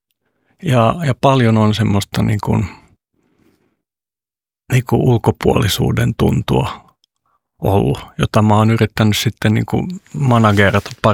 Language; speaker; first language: Finnish; non-native, local second language; Swedish